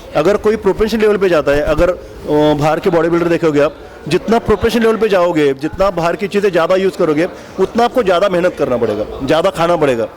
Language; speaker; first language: Hindi; non-native, local second language; Marathi